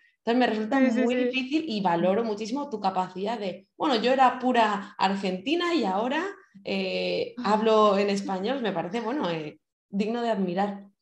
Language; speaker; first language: Spanish; native; Spanish